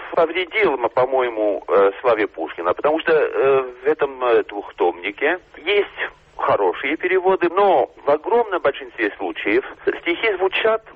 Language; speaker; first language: Russian; non-native, fluent; French